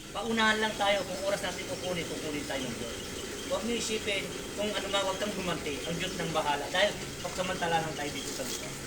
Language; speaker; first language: Filipino; non-native, local second language; Cebuano